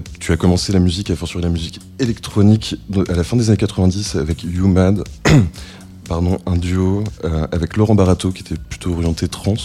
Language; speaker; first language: French; native; French